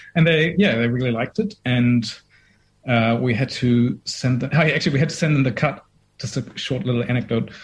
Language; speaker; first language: English; non-native, fluent; German